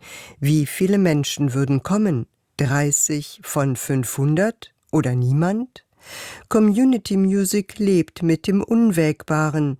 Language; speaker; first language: German; native; German